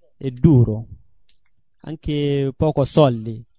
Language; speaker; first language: Italian; non-native, learner; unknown